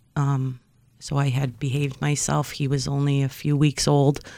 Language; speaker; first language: English; native; English